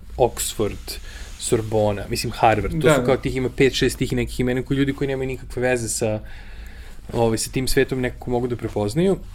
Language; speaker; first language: Serbian; native; Serbian